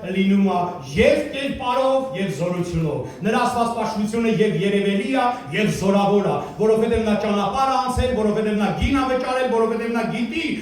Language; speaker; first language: Armenian; early bilingual, heritage; Armenian